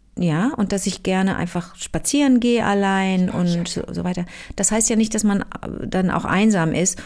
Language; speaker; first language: German; native; German